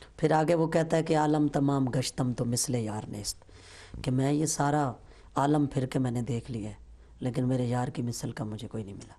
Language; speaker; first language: Urdu; non-native, local second language; Saraiki